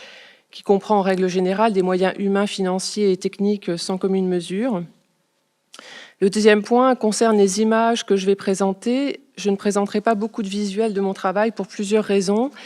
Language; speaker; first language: French; native; French